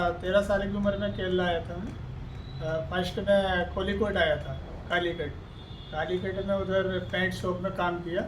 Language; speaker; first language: Hindi; native; Hindi